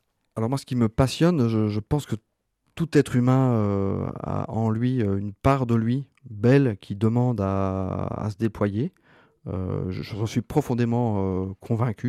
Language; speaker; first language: French; native; French